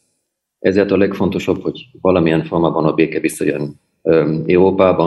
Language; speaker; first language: Hungarian; early bilingual, heritage; German